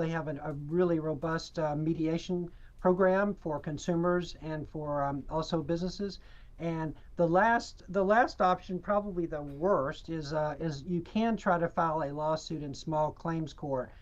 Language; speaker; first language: English; native; English